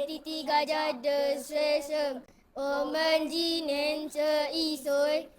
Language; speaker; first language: Chinese; non-native, learner; Malay